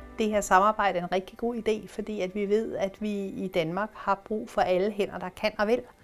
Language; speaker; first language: Danish; native; Danish